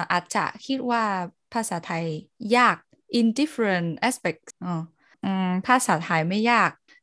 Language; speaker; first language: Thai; non-native, learner; Vietnamese